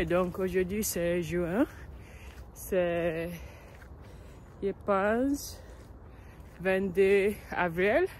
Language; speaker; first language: French; non-native, learner; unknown